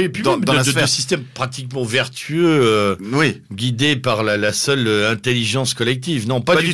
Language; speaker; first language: French; native; French